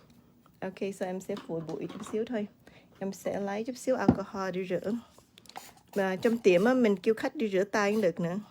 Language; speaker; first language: Vietnamese; early bilingual, heritage; Vietnamese